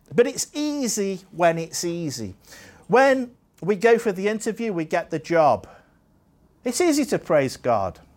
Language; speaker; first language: English; native; English